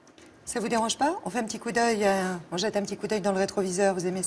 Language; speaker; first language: French; native; French